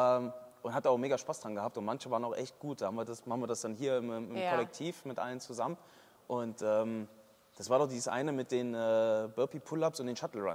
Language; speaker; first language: German; native; German